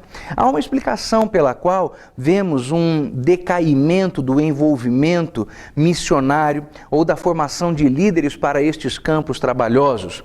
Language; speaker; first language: Portuguese; native; Portuguese